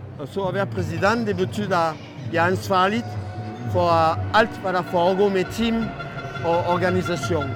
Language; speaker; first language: Danish; non-native, fluent; French